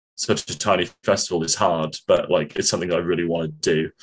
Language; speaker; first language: English; native; English